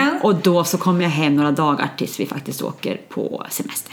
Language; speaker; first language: Swedish; native; Swedish